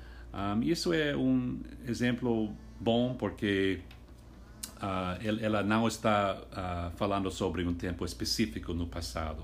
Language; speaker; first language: Portuguese; non-native, fluent; English